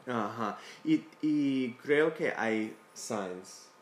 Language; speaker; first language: Spanish; non-native, learner; English